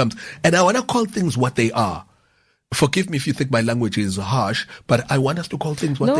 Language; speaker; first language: English; non-native, local second language; Zulu